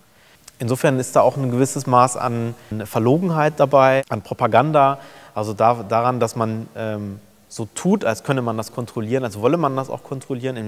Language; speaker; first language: German; early bilingual, other home language; Turkish